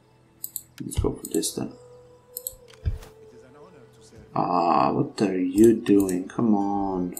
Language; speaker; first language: English; non-native, fluent; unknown